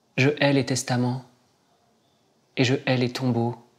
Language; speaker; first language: French; native; French